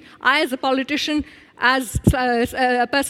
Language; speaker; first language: English; non-native, local second language; Urdu